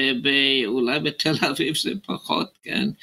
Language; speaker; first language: Hebrew; non-native, fluent; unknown